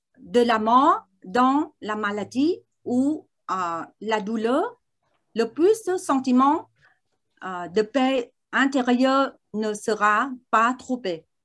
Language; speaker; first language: French; non-native, learner; Vietnamese